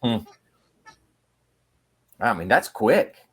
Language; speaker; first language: English; native; English